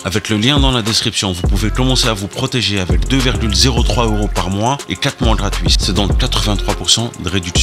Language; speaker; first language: French; native; French